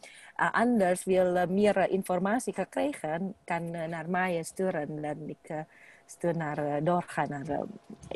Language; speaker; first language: Dutch; non-native, learner; Indonesian